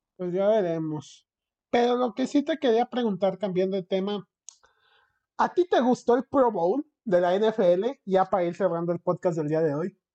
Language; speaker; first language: Spanish; early bilingual, heritage; Spanish